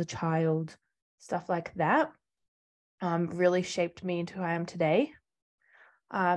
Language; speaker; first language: English; native; English